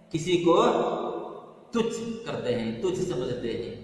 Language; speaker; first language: Hindi; non-native, local second language; Kannada